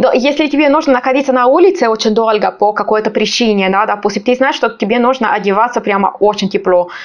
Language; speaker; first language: Russian; non-native, fluent; Italian